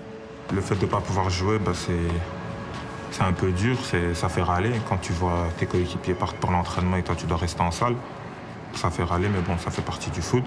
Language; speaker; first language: French; native; French